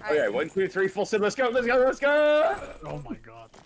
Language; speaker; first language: English; native; English